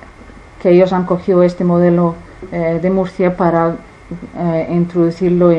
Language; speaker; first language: Spanish; non-native, fluent; Icelandic